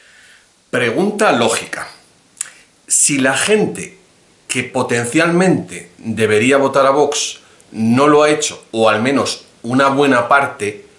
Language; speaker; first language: Spanish; native; Spanish